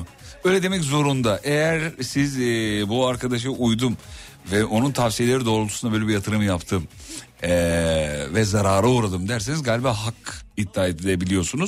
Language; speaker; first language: Turkish; native; Turkish